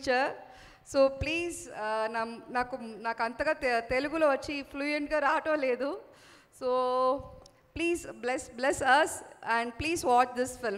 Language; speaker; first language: Telugu; non-native, learner; Tamil